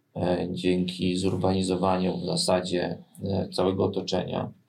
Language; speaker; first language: Polish; native; Polish